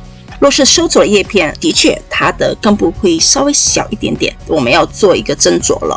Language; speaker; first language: Chinese; native; Chinese